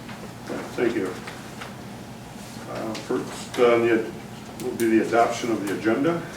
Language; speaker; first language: English; native; English